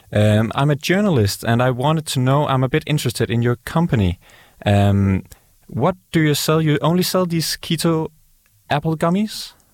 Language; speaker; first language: English; non-native, fluent; Danish